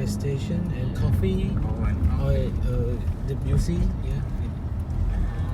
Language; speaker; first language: English; non-native, learner; Khmer